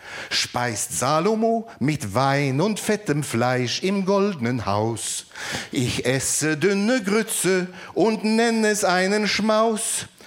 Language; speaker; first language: German; non-native, fluent; Norwegian